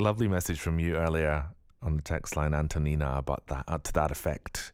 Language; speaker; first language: English; native; English